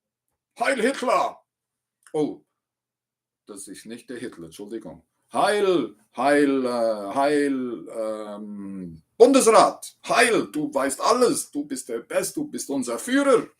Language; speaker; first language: German; non-native, learner; English